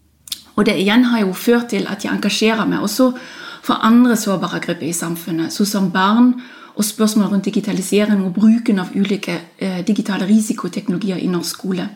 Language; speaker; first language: Norwegian; non-native, fluent; German